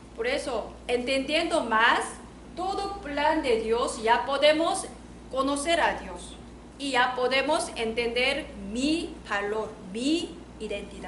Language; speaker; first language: Spanish; non-native, learner; Korean